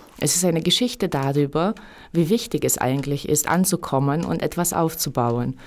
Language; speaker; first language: German; native; German